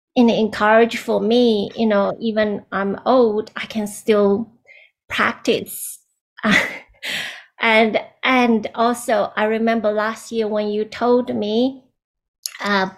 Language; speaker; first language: English; non-native, learner; Chinese